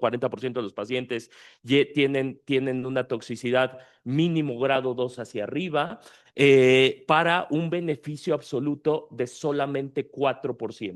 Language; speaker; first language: Spanish; native; Spanish